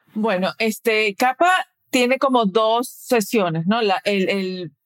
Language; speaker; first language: Spanish; early bilingual, heritage; Spanish